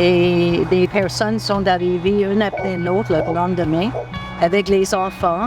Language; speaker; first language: French; non-native, local second language; English